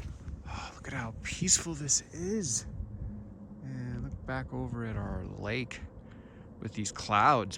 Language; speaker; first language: English; native; English